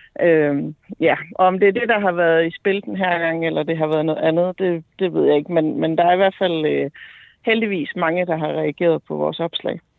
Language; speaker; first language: Danish; native; Danish